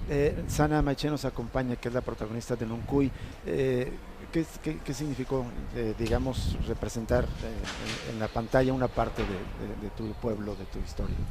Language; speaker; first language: Spanish; native; Spanish